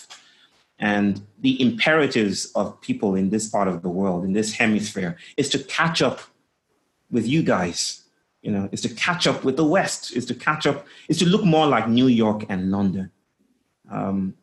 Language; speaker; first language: English; non-native, local second language; Yoruba